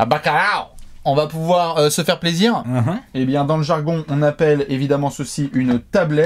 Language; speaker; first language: French; native; French